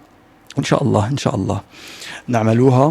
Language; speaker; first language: Arabic; non-native, learner; French